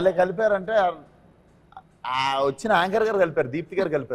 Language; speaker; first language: Telugu; native; Telugu